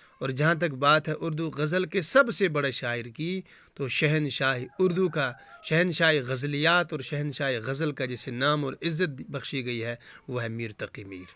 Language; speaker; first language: Urdu; native; Urdu